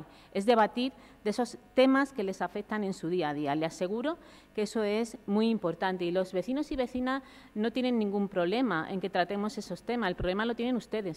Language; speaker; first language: Spanish; native; Spanish